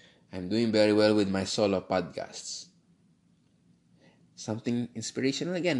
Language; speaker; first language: English; non-native, local second language; Filipino